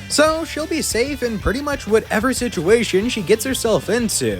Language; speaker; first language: English; native; English